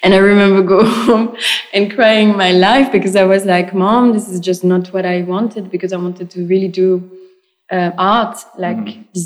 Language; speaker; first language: English; non-native, fluent; French